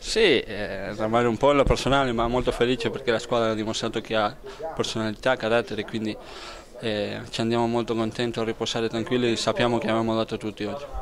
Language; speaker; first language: Italian; non-native, fluent; Spanish